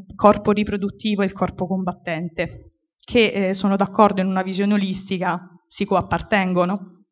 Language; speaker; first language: Italian; native; Italian